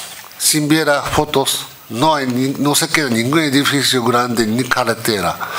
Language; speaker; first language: Spanish; non-native, fluent; Japanese